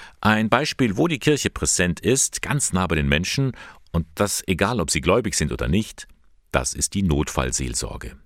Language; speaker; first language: German; native; German